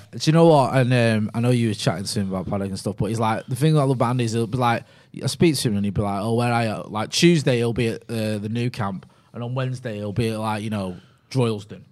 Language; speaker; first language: English; native; English